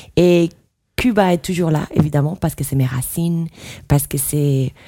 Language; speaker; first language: French; non-native, fluent; Spanish